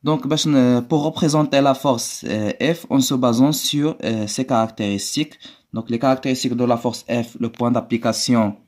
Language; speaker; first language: French; non-native, local second language; Arabic